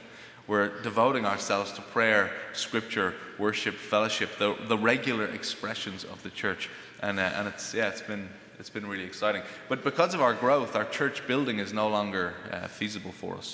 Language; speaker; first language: English; native; English